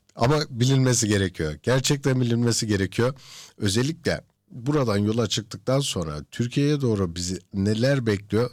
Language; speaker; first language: Turkish; early bilingual, heritage; Turkish